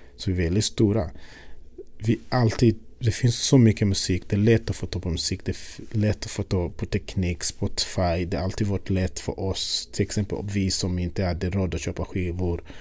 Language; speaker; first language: Swedish; non-native, fluent; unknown